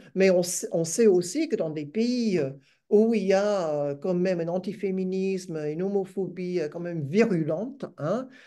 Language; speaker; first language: French; non-native, fluent; English